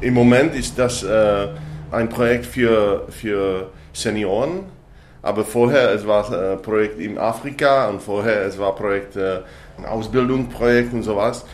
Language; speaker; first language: German; non-native, learner; Czech